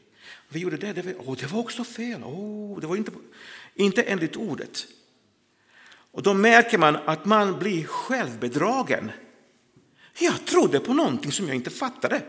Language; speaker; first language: Swedish; non-native, fluent; Croatian